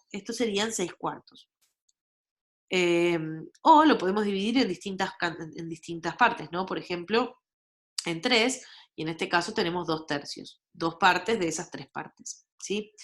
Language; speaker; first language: Spanish; native; Spanish